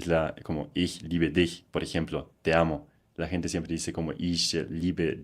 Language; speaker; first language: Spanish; non-native, fluent; German